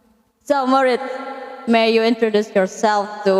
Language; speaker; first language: English; non-native, learner; Indonesian